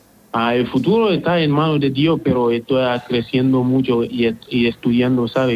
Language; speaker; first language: Spanish; non-native, learner; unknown